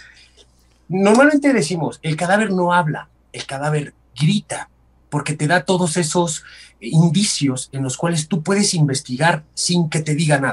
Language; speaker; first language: Spanish; native; Spanish